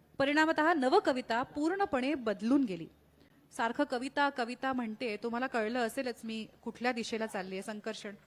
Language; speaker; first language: Marathi; native; Marathi